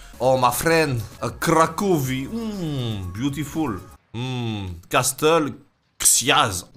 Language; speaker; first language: English; non-native, learner; French